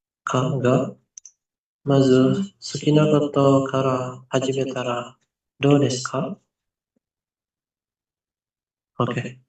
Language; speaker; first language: Japanese; non-native, learner; Indonesian